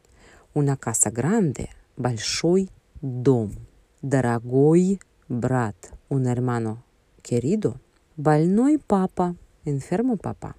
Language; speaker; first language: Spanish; non-native, fluent; Russian